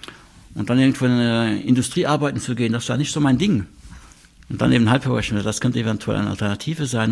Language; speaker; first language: German; non-native, local second language; Luxembourgish